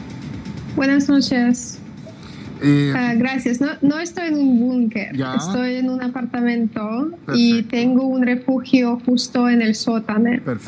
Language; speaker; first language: Spanish; non-native, fluent; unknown